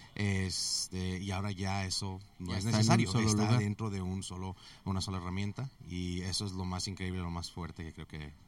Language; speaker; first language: Spanish; early bilingual, heritage; Spanish